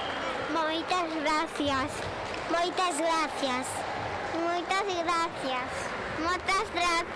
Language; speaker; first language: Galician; non-native, local second language; Spanish